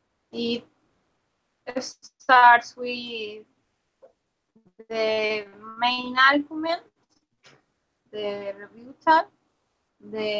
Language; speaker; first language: English; non-native, learner; Spanish